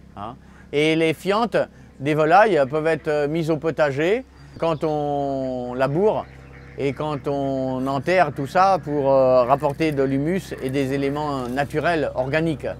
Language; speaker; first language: French; native; French